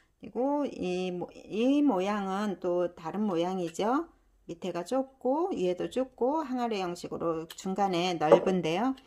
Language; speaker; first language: Korean; native; Korean